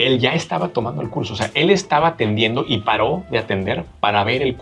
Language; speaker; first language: Spanish; native; Spanish